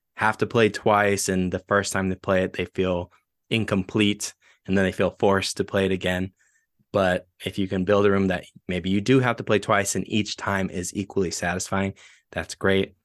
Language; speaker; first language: English; native; English